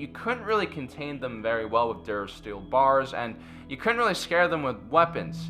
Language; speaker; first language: English; native; English